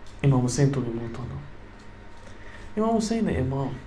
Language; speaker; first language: Swedish; non-native, fluent; Arabic